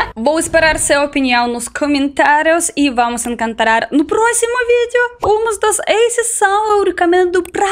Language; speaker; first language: Portuguese; non-native, learner; Russian